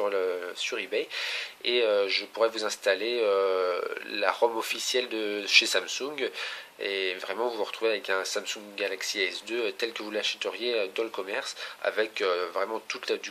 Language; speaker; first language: French; native; French